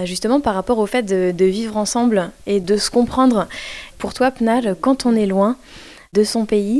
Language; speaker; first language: French; native; French